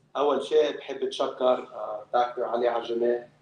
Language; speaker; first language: Arabic; early bilingual, other home language; English